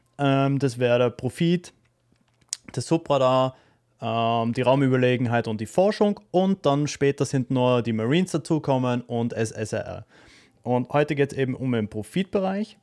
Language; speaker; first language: German; native; German